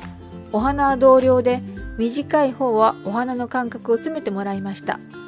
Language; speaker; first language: Japanese; native; Japanese